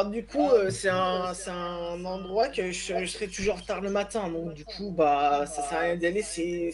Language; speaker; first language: French; native; French